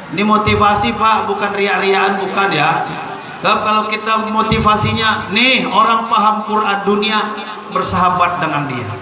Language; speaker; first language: Indonesian; non-native, local second language; Malay